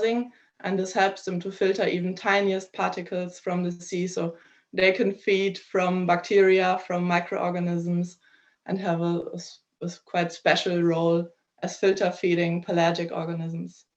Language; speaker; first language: English; non-native, fluent; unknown